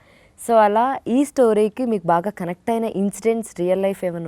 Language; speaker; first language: Telugu; native; Telugu